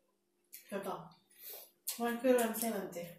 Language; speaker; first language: Russian; non-native, learner; Vietnamese